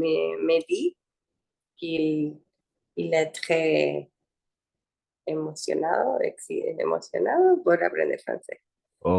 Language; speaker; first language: French; non-native, learner; Spanish